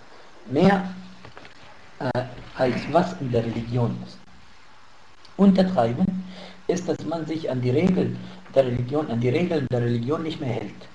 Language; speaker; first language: German; non-native, fluent; Arabic